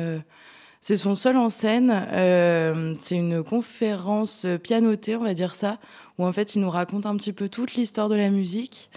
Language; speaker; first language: French; native; French